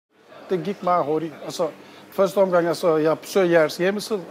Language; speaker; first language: Danish; non-native, learner; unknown